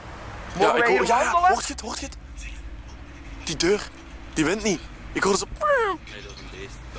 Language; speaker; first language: Dutch; native; Dutch